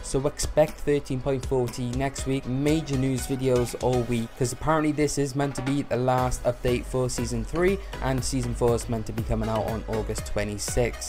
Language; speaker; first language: English; native; English